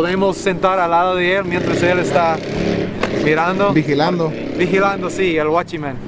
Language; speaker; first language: Spanish; non-native, fluent; English